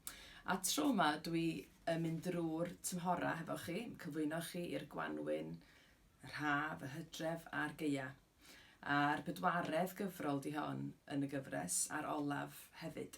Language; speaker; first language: Welsh; native; Welsh